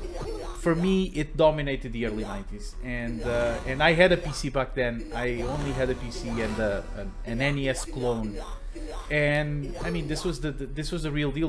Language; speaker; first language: English; non-native, fluent; Portuguese